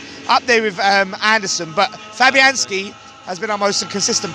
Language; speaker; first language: English; native; English